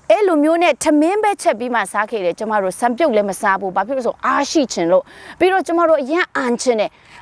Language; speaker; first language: Burmese; non-native, local second language; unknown